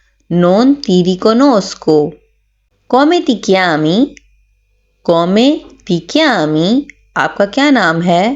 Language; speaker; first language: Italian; non-native, fluent; Urdu